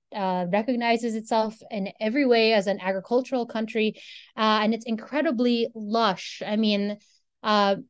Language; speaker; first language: English; non-native, local second language; Filipino